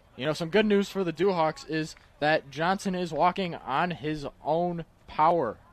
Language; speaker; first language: English; native; English